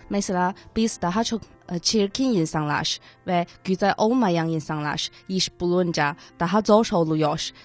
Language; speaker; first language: Turkish; non-native, learner; Chinese